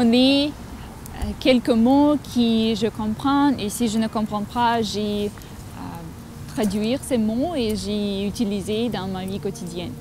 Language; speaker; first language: French; non-native, learner; Russian